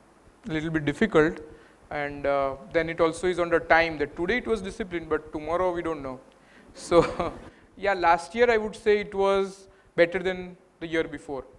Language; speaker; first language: English; non-native, local second language; Gujarati